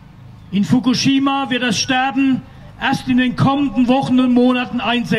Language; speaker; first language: German; native; German